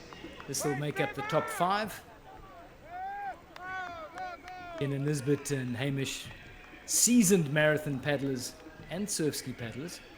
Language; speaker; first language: English; native; English